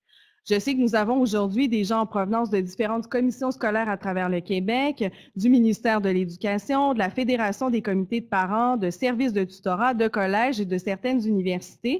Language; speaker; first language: French; native; French